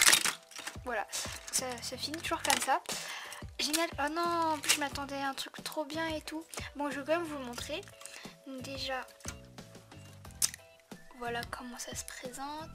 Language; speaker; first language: French; native; French